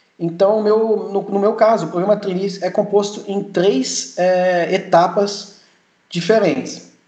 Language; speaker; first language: Portuguese; early bilingual, heritage; Portuguese